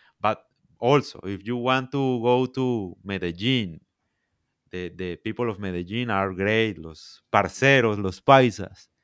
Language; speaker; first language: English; non-native, learner; Spanish